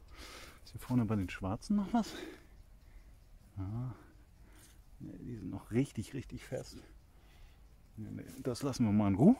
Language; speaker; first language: German; native; German